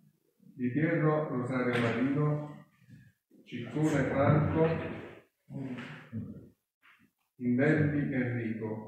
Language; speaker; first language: Italian; native; Italian